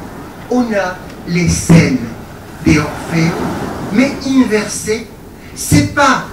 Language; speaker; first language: French; non-native, fluent; Spanish